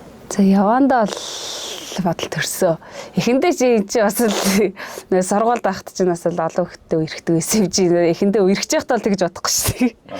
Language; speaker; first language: Mongolian; native; Mongolian